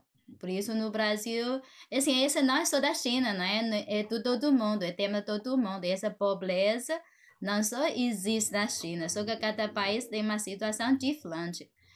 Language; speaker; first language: Portuguese; non-native, fluent; Chinese